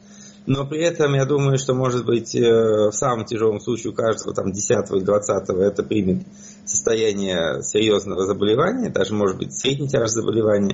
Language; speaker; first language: Russian; native; Russian